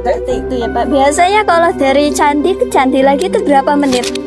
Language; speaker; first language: Indonesian; native; Indonesian